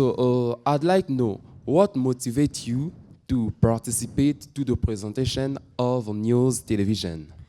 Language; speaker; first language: English; non-native, learner; French